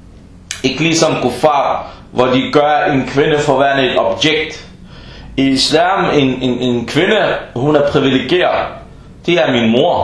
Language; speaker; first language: Danish; early bilingual, other home language; Arabic